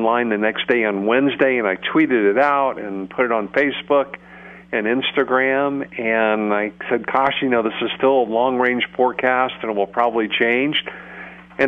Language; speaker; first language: English; native; English